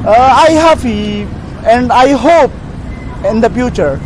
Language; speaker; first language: English; non-native, learner; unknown